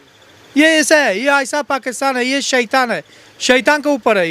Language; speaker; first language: Hindi; non-native, learner; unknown